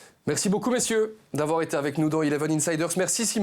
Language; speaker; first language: French; native; French